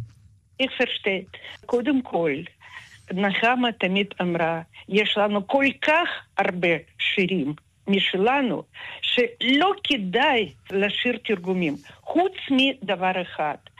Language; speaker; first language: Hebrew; non-native, fluent; Russian